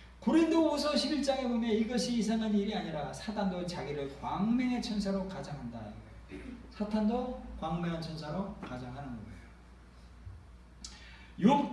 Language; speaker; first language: Korean; native; Korean